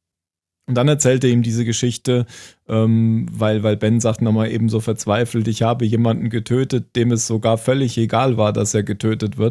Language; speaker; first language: German; native; German